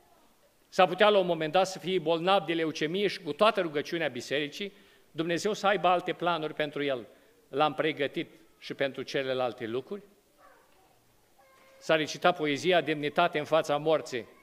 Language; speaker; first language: Romanian; native; Romanian